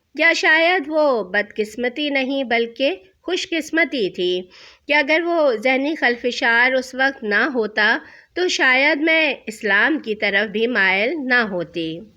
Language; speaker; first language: Urdu; native; Urdu